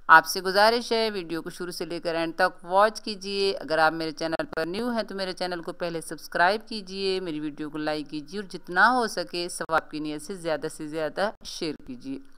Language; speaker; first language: Urdu; native; Urdu